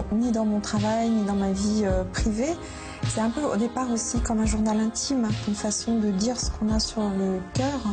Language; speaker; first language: French; native; French